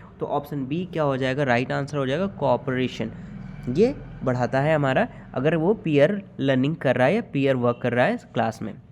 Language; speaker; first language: Hindi; native; Hindi